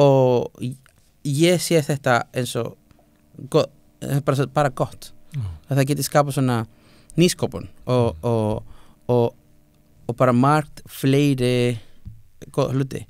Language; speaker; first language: Icelandic; non-native, fluent; Spanish